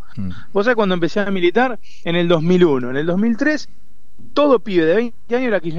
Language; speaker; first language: Spanish; native; Spanish